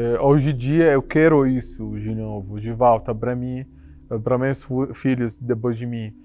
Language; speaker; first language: Portuguese; non-native, learner; Arabic